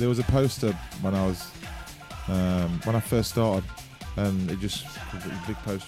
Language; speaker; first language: English; native; English